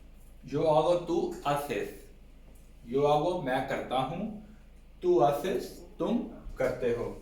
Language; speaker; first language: Spanish; non-native, learner; Urdu